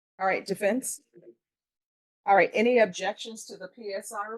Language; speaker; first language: English; native; English